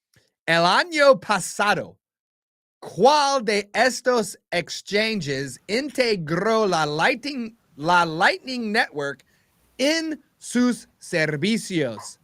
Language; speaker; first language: Spanish; non-native, learner; English